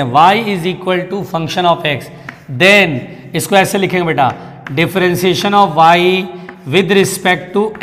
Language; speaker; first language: Hindi; native; Hindi